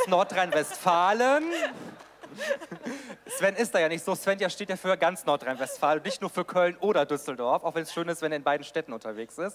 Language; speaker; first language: German; native; German